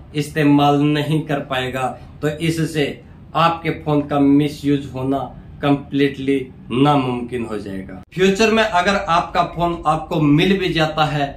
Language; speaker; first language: Hindi; native; Hindi